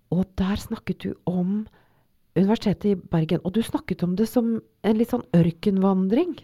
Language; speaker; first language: Norwegian; native; Norwegian